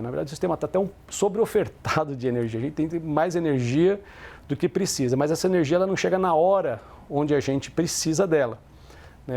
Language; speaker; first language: Portuguese; native; Portuguese